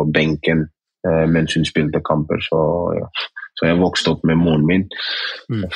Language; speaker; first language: Norwegian; early bilingual, other home language; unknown